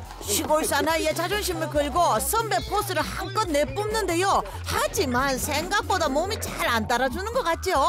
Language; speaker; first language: Korean; native; Korean